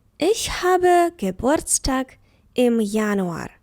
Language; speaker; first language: German; non-native, fluent; Ukrainian